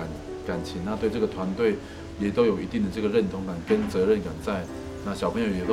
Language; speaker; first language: Chinese; native; Chinese